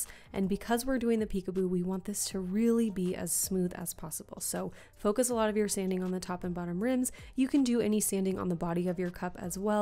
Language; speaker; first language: English; native; English